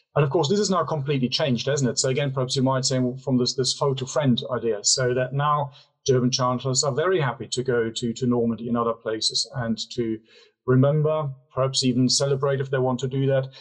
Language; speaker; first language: English; non-native, fluent; German